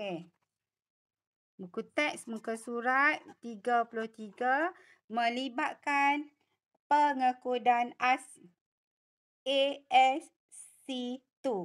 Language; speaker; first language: Malay; native; Malay